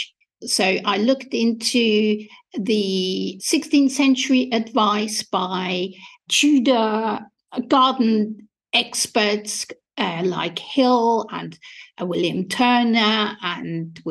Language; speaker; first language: English; non-native, fluent; German